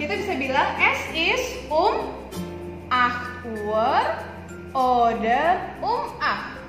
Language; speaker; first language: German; non-native, learner; Indonesian